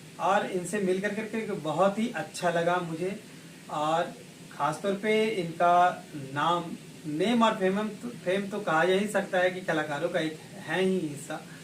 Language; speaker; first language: Hindi; native; Hindi